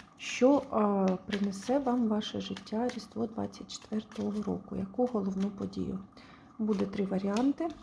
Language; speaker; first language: Ukrainian; non-native, local second language; Russian